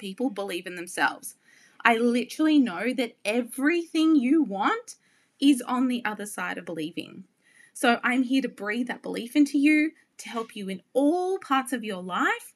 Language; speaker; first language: English; native; English